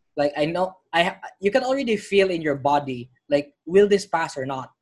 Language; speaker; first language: English; non-native, local second language; Filipino